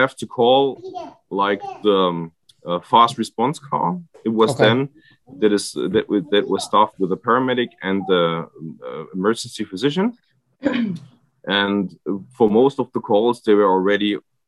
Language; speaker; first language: English; non-native, fluent; German